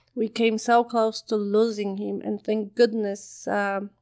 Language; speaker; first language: English; non-native, fluent; Polish